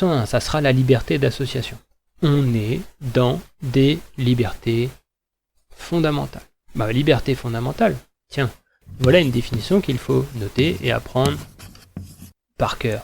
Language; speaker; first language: French; native; French